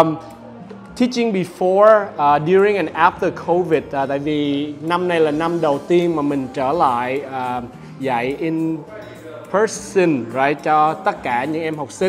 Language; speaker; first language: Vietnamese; early bilingual, heritage; Vietnamese